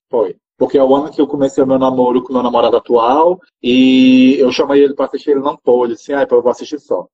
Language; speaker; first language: Portuguese; native; Portuguese